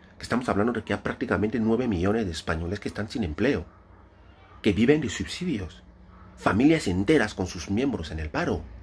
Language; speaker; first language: Spanish; non-native, fluent; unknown